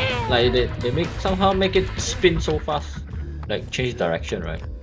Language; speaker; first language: English; non-native, local second language; Chinese